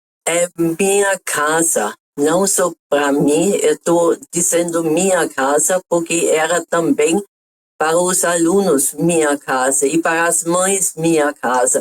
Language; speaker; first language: Portuguese; non-native, fluent; German